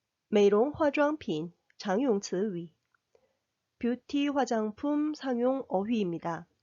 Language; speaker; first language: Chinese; non-native, fluent; Korean